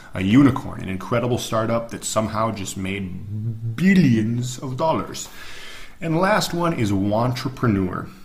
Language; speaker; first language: English; native; English